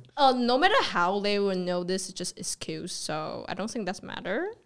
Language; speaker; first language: English; non-native, fluent; Chinese